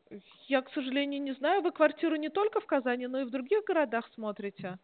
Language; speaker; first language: Russian; native; Russian